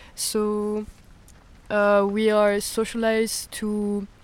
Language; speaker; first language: English; non-native, fluent; French